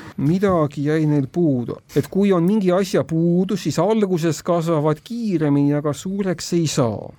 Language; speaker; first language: Estonian; native; Estonian